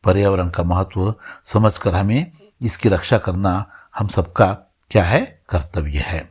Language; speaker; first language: Hindi; non-native, local second language; Kannada